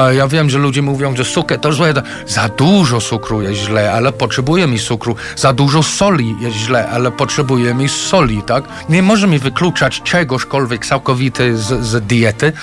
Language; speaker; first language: Polish; non-native, fluent; English